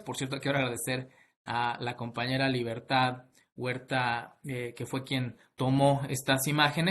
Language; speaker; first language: Spanish; native; Spanish